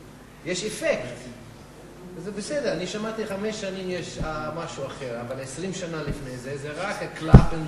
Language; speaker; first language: Hebrew; non-native, fluent; English